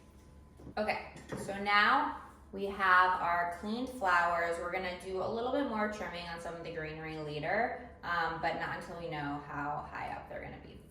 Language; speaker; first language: English; native; English